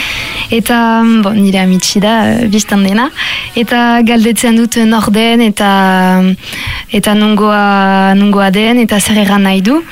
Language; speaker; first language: Basque; non-native, local second language; French